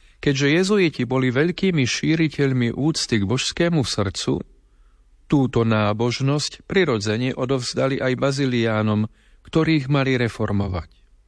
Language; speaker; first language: Slovak; native; Slovak